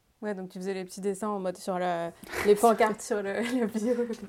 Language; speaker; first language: French; native; French